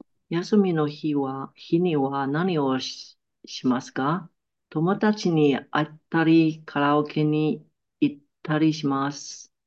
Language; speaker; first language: Japanese; non-native, learner; Chinese